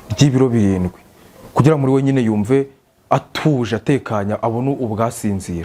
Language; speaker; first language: Kinyarwanda; native; Kinyarwanda